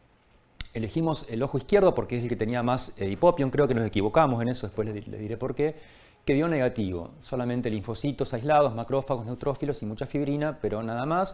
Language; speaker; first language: Spanish; native; Spanish